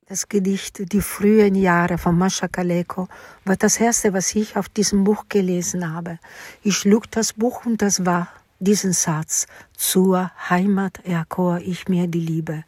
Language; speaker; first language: German; non-native, fluent; Italian